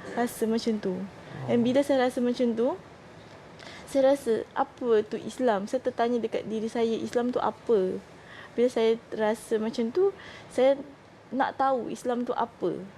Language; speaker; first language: Malay; non-native, local second language; Chinese